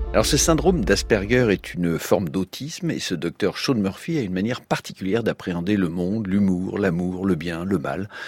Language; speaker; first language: French; native; French